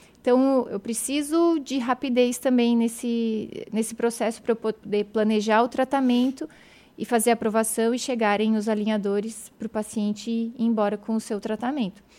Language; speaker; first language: Portuguese; native; Portuguese